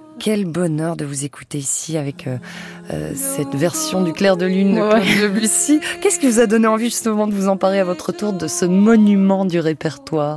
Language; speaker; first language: French; native; French